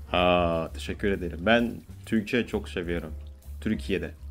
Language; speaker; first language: Turkish; non-native, learner; Indonesian